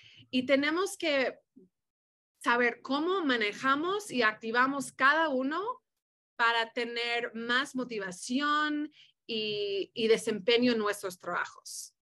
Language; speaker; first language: Spanish; early bilingual, heritage; Spanish